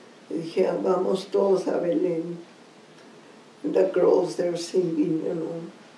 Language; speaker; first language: English; early bilingual, other home language; Spanish